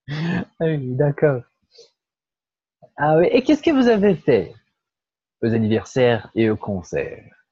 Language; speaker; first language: French; non-native, learner; Portuguese